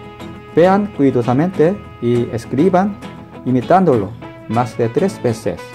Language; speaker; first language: Spanish; non-native, learner; Korean